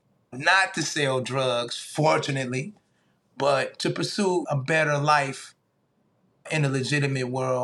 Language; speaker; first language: English; native; English